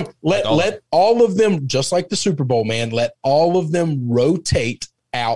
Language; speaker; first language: English; native; English